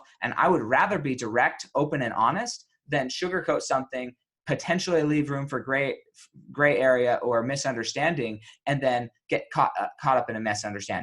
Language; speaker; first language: English; native; English